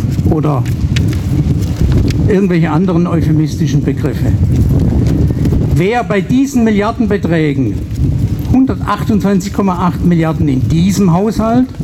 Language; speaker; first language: German; native; German